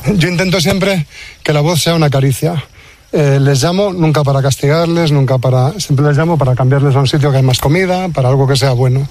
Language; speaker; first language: Spanish; native; Spanish